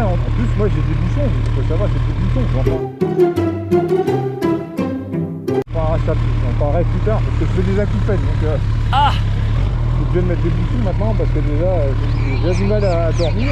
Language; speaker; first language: French; native; French